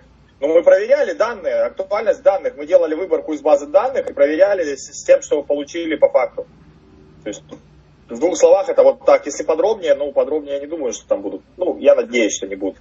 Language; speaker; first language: Russian; native; Russian